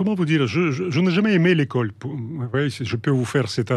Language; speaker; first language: French; non-native, fluent; Russian